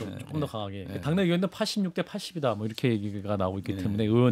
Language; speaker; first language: Korean; native; Korean